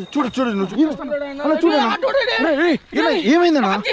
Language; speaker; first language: Telugu; native; Telugu